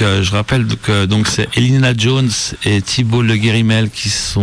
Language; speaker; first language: French; native; French